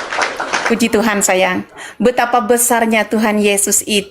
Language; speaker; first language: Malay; non-native, local second language; Madurese